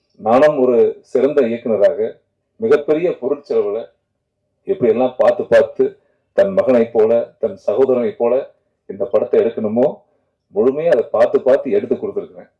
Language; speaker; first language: Tamil; native; Tamil